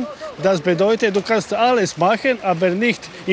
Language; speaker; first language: German; non-native, learner; Croatian